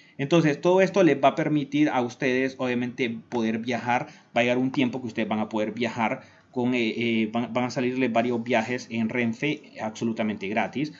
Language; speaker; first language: Spanish; native; Spanish